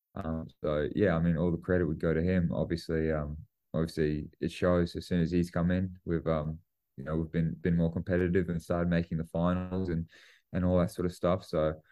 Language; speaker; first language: English; native; English